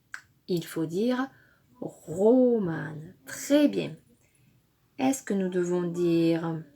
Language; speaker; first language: French; native; French